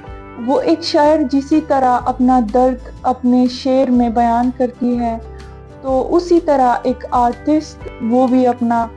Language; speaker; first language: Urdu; non-native, fluent; Persian